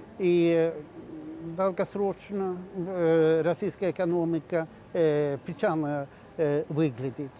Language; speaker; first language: Russian; non-native, fluent; Swedish